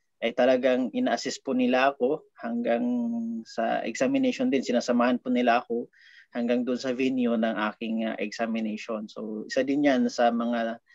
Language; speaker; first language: Filipino; non-native, local second language; Hiligaynon